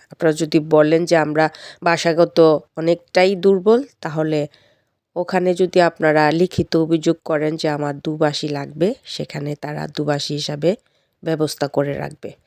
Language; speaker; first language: Bangla; native; Bangla